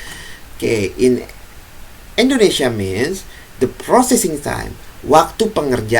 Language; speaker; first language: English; non-native, fluent; Indonesian